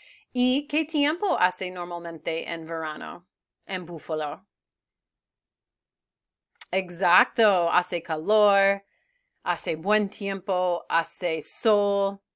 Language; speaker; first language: Spanish; non-native, fluent; English